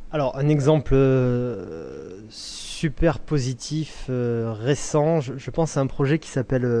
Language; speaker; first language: French; native; French